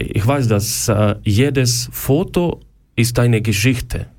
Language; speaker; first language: German; non-native, learner; Ukrainian